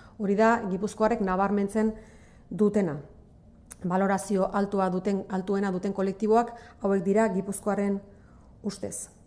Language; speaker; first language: Basque; native; Basque